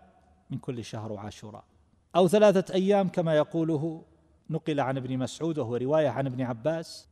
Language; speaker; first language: Arabic; native; Arabic